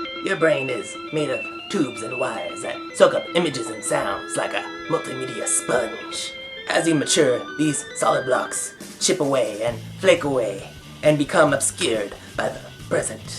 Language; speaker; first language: English; native; English